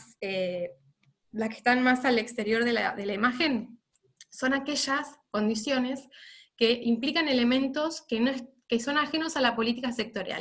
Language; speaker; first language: Spanish; native; Spanish